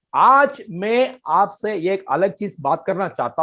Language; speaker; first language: Hindi; non-native, fluent; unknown